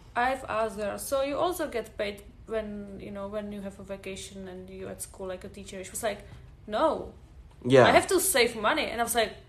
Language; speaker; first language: English; non-native, fluent; Czech